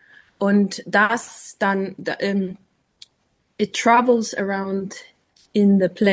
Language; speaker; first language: German; non-native, learner; English